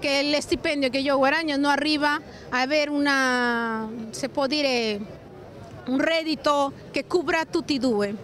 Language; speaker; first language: Italian; non-native, fluent; Spanish